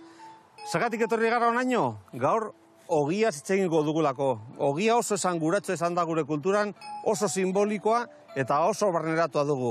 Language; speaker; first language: Basque; native; Basque